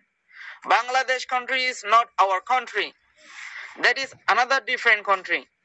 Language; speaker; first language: English; non-native, learner; Rohingya